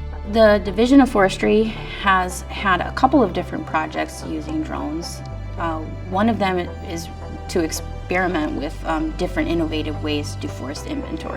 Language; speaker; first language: English; native; English